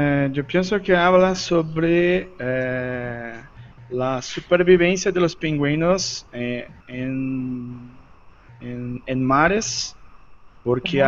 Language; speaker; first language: Spanish; non-native, learner; Portuguese